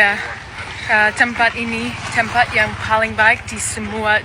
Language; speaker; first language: Indonesian; non-native, learner; English